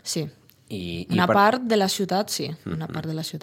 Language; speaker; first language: Catalan; non-native, fluent; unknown